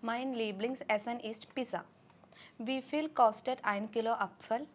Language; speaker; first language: German; non-native, learner; Malayalam